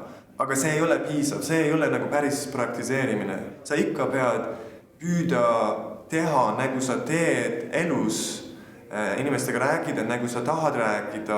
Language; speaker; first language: Estonian; non-native, learner; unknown